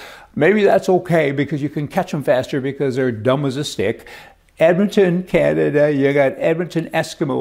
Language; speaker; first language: English; native; English